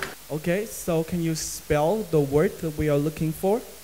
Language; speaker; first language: English; non-native, fluent; Vietnamese